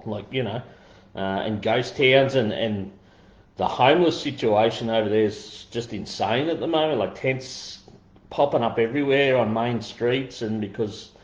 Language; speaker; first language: English; native; English